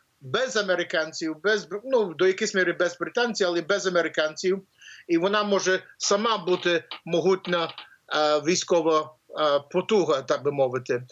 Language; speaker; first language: Ukrainian; early bilingual, heritage; English